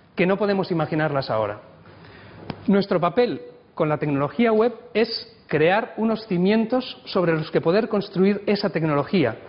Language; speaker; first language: Spanish; non-native, local second language; Catalan